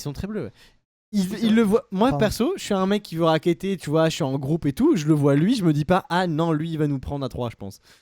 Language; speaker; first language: French; native; French